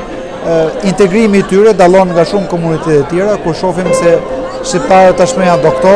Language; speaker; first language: Albanian; native; Albanian